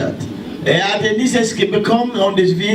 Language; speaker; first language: German; non-native, learner; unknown